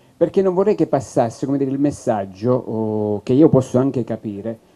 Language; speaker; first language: Italian; native; Italian